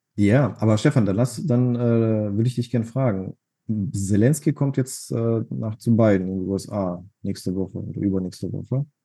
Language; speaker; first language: German; non-native, fluent; Russian